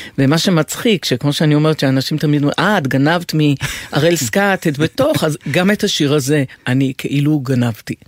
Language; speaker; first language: Hebrew; early bilingual, other home language; English